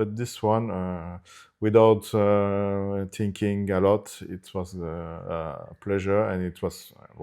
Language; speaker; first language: English; non-native, fluent; Italian